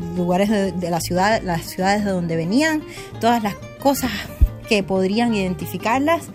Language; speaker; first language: Spanish; native; Spanish